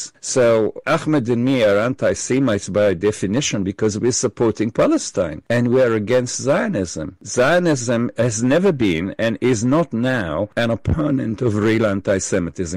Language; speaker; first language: English; non-native, fluent; Hebrew